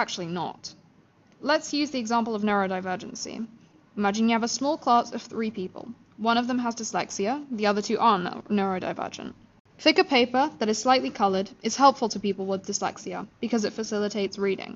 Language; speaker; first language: English; native; English